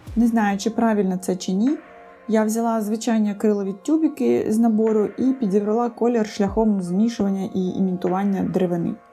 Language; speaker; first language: Ukrainian; non-native, local second language; Russian